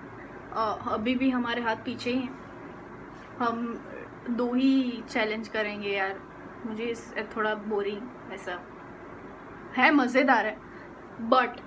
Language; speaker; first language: Hindi; non-native, local second language; Gujarati